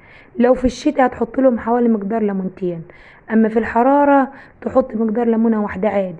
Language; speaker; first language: Arabic; native; Arabic